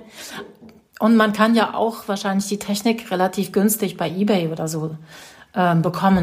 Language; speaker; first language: German; native; German